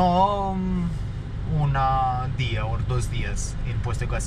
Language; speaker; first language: Spanish; non-native, learner; Romanian